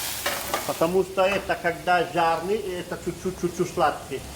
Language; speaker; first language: Russian; non-native, learner; Italian